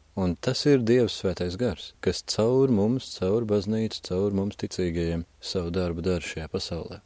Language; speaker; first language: Latvian; native; Latvian